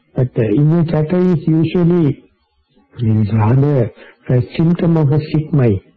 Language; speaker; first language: English; non-native, local second language; Sinhala